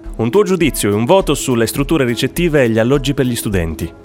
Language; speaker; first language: Italian; native; Italian